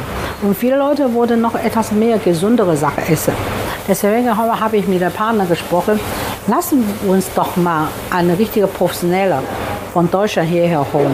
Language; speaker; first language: German; non-native, fluent; Chinese